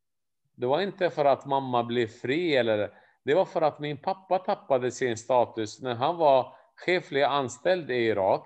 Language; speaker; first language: Swedish; non-native, fluent; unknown